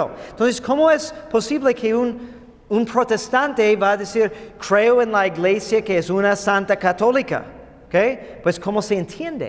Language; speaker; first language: Spanish; non-native, fluent; English